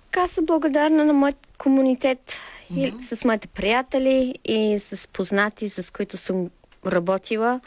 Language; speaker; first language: Bulgarian; non-native, fluent; English